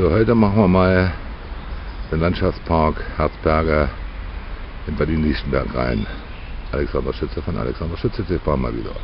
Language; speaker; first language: German; native; German